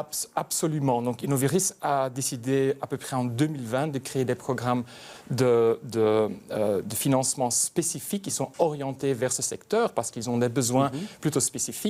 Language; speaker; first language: French; native; French